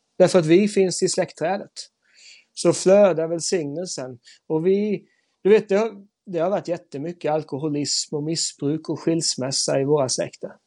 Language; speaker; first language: Swedish; native; Swedish